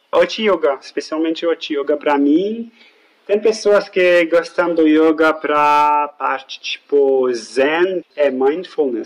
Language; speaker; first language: Portuguese; non-native, fluent; French